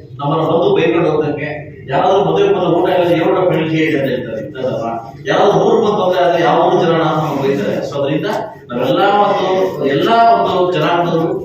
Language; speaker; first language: Kannada; native; Kannada